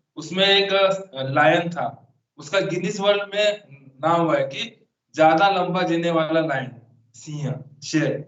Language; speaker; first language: Hindi; non-native, local second language; Marathi